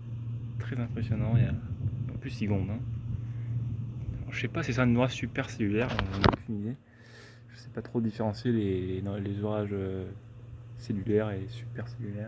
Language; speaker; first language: French; native; French